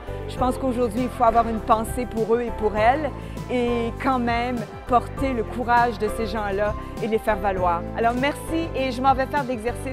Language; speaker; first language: French; native; French